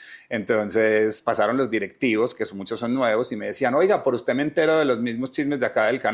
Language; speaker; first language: Spanish; native; Spanish